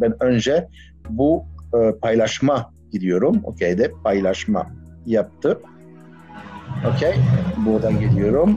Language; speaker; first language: Turkish; non-native, learner; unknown